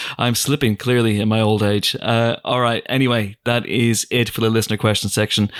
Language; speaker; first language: English; native; English